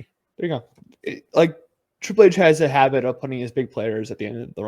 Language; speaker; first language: English; native; English